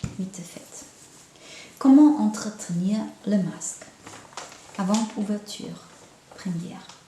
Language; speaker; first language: French; non-native, fluent; German